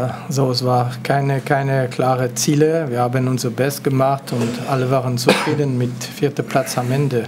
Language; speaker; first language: German; non-native, local second language; French